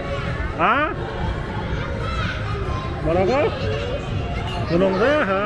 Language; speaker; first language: Korean; native; Korean